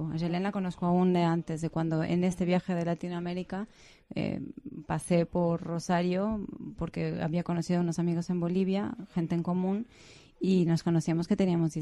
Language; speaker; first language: Spanish; native; Spanish